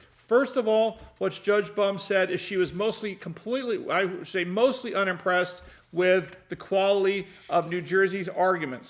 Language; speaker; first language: English; native; English